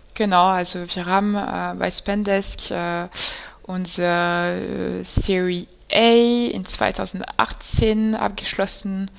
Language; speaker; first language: German; non-native, fluent; French